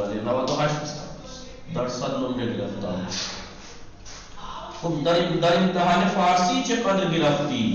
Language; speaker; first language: Persian; non-native, fluent; Urdu